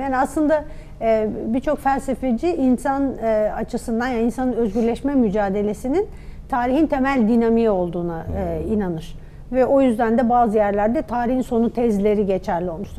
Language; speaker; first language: Turkish; native; Turkish